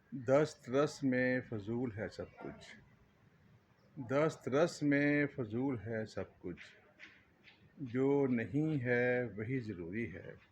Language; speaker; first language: Urdu; native; Urdu